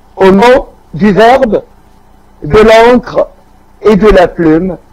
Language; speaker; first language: French; non-native, local second language; Arabic